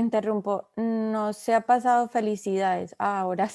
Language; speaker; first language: Spanish; native; Spanish